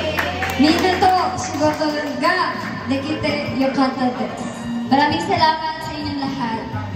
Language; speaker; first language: Japanese; non-native, learner; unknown